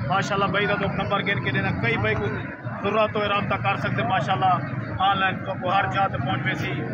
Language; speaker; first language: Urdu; non-native, local second language; Saraiki